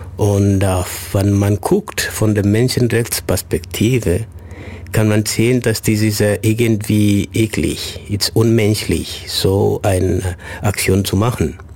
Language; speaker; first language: German; non-native, fluent; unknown